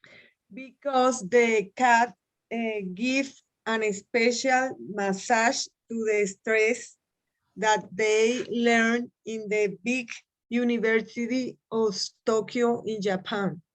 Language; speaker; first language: English; non-native, learner; Spanish